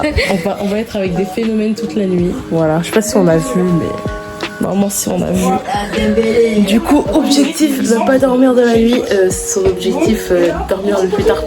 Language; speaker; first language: French; native; French